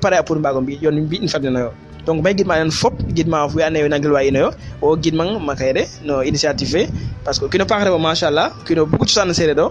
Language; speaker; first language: English; non-native, fluent; Serer